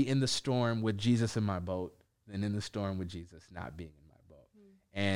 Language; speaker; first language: English; native; English